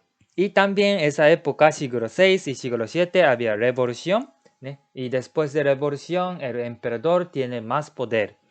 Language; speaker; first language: Spanish; non-native, learner; Japanese